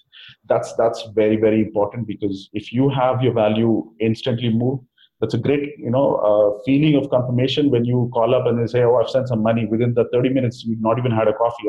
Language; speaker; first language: English; non-native, local second language; Kannada